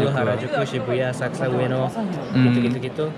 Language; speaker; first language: Indonesian; non-native, learner; Japanese